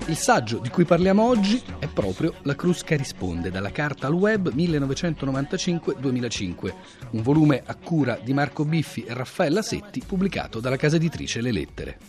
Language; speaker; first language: Italian; native; Italian